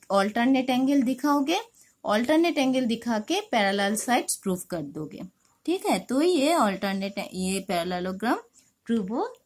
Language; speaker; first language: Hindi; non-native, local second language; Bangla